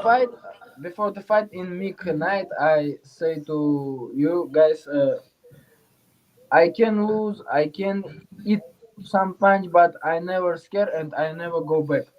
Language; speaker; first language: English; non-native, learner; Uzbek